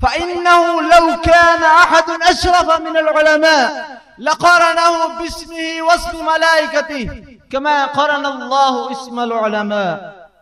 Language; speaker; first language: Arabic; non-native, learner; Urdu